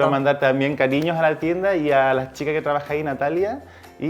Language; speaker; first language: Spanish; native; Spanish